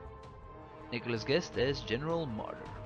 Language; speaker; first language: English; non-native, fluent; Dutch